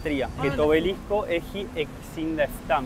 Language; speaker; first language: Greek; early bilingual, heritage; Spanish